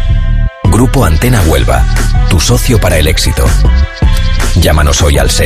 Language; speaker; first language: Spanish; native; Spanish